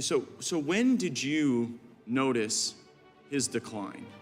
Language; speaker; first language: English; native; English